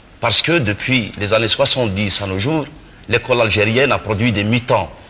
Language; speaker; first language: French; non-native, local second language; Kabyle